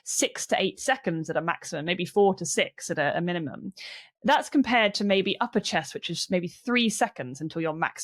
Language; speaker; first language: English; native; English